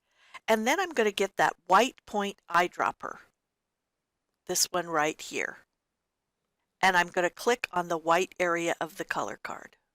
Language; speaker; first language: English; native; English